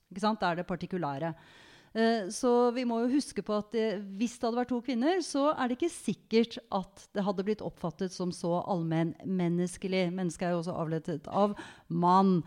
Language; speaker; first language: Norwegian; native; Norwegian